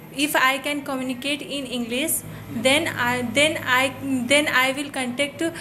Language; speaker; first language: English; non-native, local second language; Hindi